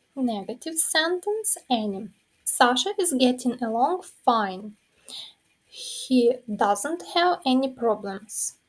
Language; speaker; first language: English; non-native, fluent; Ukrainian